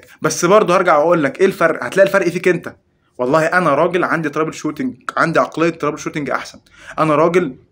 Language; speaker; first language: Arabic; native; Arabic